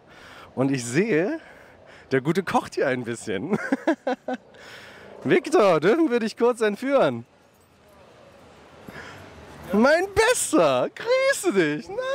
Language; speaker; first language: German; native; German